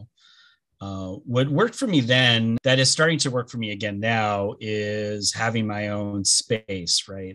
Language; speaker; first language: English; early bilingual, other home language; Spanish